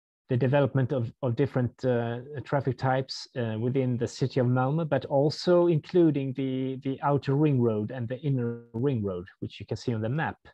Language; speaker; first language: English; non-native, fluent; Swedish